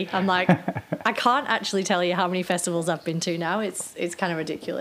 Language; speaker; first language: English; native; English